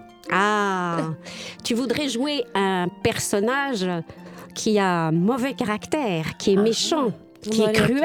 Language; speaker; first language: French; native; French